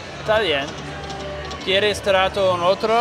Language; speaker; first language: Spanish; non-native, learner; English